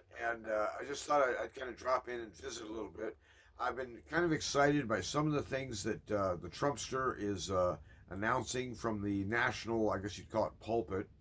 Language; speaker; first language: English; native; English